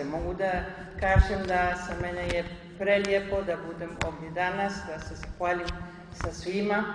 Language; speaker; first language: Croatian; early bilingual, heritage; Spanish